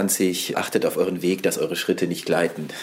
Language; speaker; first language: German; native; German